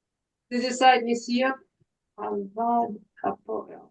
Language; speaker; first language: Hebrew; non-native, learner; English